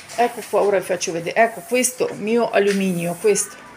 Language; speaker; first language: Italian; non-native, fluent; Ukrainian